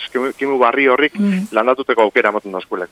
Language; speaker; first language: Basque; native; Basque